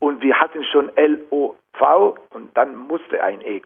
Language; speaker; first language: German; non-native, fluent; Italian